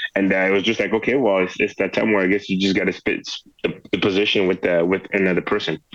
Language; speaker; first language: English; non-native, fluent; French